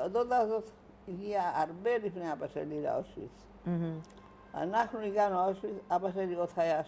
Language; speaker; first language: Hebrew; non-native, fluent; Hungarian